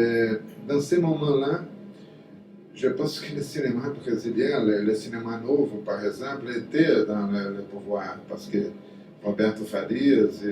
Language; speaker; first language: French; non-native, fluent; Portuguese